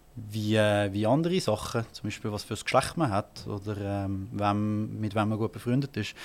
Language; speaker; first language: German; native; German